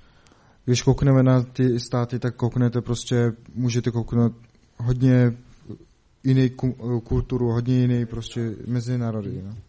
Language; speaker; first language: Czech; non-native, learner; Mongolian